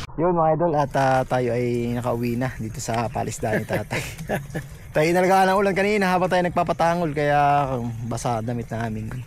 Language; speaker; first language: Filipino; non-native, local second language; Bikol